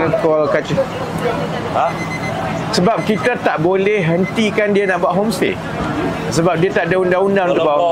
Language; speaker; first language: Malay; native; Malay